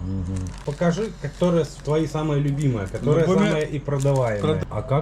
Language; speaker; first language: Russian; native; Russian